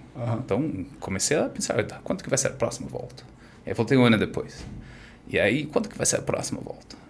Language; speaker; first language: Portuguese; non-native, fluent; English